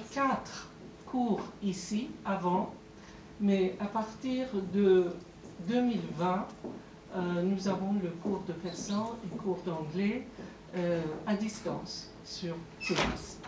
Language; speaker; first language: French; non-native, fluent; Persian